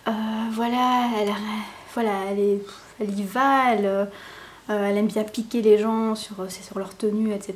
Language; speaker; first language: French; native; French